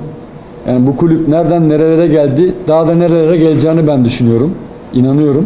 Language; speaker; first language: Turkish; native; Turkish